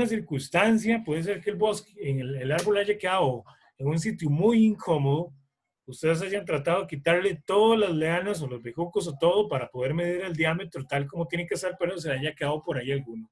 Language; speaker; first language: Spanish; native; Spanish